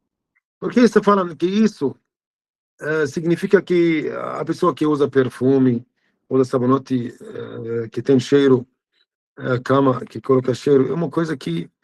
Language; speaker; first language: Portuguese; non-native, fluent; Arabic